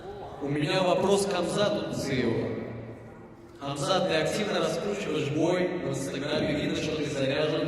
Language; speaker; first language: Russian; native; Russian